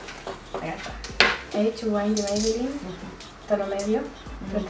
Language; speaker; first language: Spanish; native; Spanish